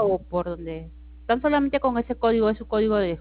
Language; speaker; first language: Spanish; native; Spanish